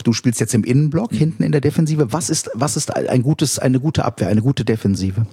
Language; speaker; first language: German; native; German